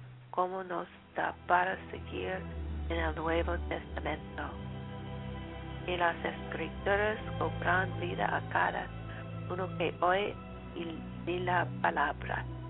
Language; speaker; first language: Spanish; non-native, learner; English